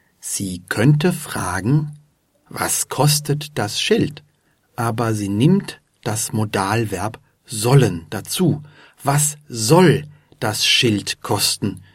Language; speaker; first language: German; native; German